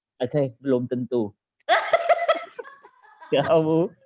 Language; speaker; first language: Indonesian; non-native, learner; Khmer